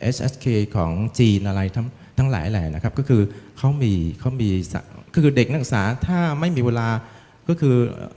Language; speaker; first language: Thai; non-native, fluent; Vietnamese